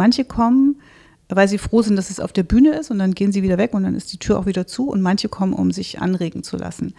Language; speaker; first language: German; native; German